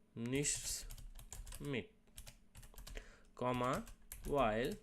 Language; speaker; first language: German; non-native, learner; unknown